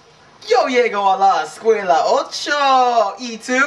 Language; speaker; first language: Spanish; non-native, learner; English